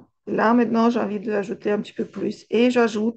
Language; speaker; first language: French; non-native, fluent; Russian